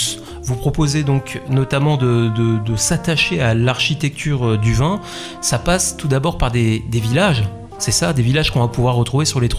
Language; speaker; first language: French; native; French